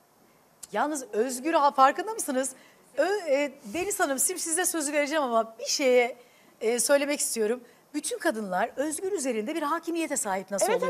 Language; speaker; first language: Turkish; native; Turkish